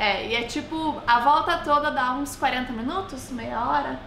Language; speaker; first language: Portuguese; native; Portuguese